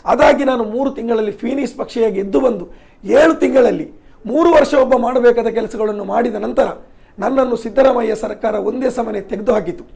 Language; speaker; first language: Kannada; non-native, local second language; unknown